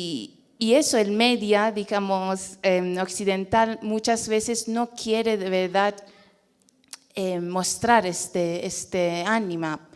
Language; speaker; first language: Spanish; non-native, fluent; Persian